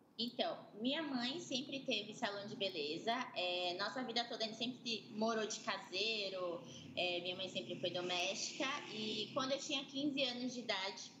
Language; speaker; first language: Portuguese; native; Portuguese